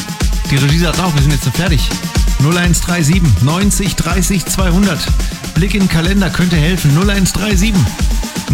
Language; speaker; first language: German; native; German